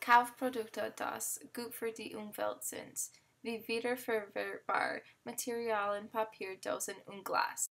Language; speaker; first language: German; non-native, learner; English